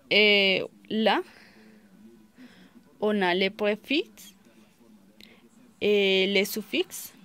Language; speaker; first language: French; non-native, learner; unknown